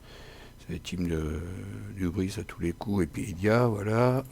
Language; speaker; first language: French; native; French